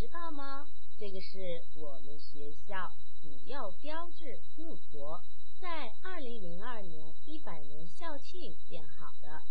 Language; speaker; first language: Chinese; non-native, fluent; Mongolian